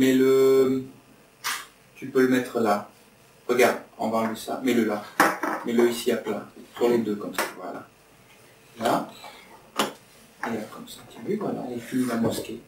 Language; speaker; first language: French; native; French